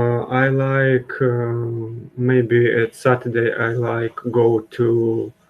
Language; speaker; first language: English; non-native, learner; Russian